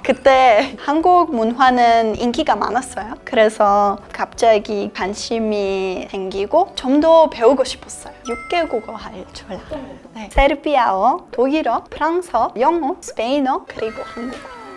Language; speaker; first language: Korean; non-native, learner; Serbian